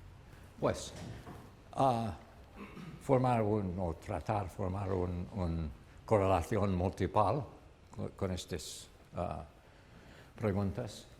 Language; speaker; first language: Spanish; non-native, learner; English